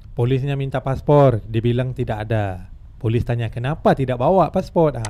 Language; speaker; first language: Malay; native; Malay